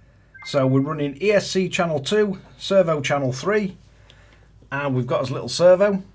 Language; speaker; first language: English; native; English